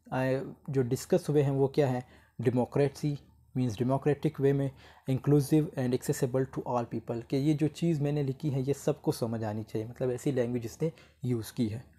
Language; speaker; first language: Urdu; native; Urdu